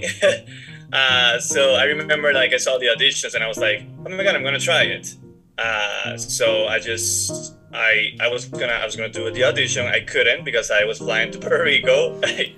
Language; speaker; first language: English; non-native, fluent; Spanish